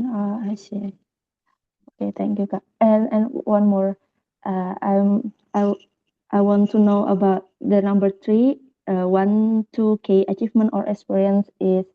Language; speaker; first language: English; non-native, learner; Indonesian